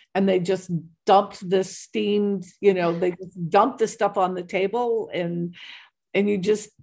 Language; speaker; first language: English; native; English